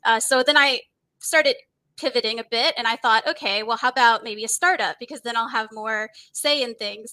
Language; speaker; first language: English; native; English